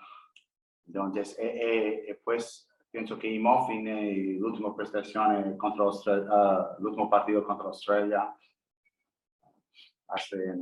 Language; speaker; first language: Spanish; non-native, learner; English